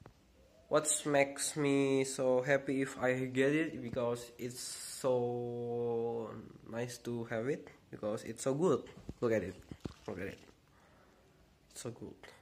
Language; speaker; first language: English; non-native, learner; Indonesian